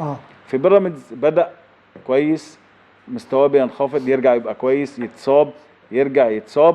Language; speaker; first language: Arabic; native; Arabic